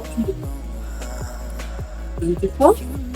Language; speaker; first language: English; non-native, learner; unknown